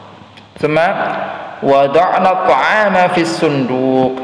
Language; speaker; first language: Arabic; non-native, fluent; Indonesian